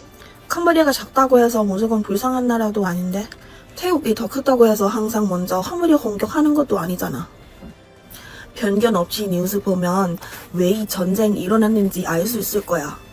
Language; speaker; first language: Korean; non-native, fluent; Thai